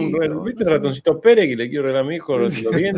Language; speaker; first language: Spanish; native; Spanish